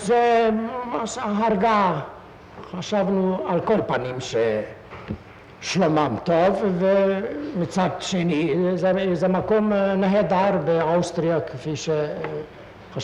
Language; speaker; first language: Hebrew; non-native, fluent; Hungarian